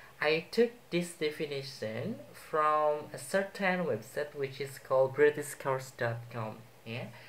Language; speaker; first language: English; non-native, fluent; Indonesian